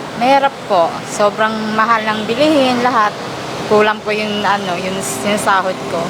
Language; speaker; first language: Filipino; non-native, local second language; Cebuano